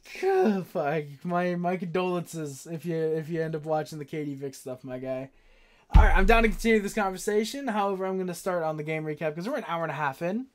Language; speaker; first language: English; native; English